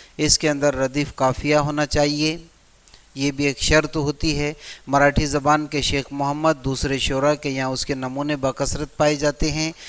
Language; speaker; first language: Urdu; native; Urdu